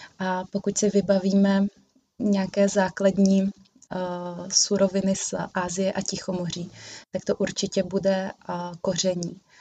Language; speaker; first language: Czech; native; Czech